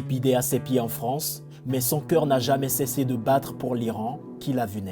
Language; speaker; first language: French; native; French